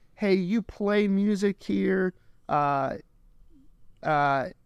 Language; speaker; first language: English; native; English